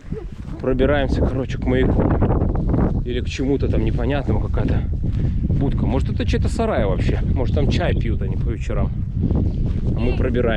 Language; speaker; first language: Russian; native; Russian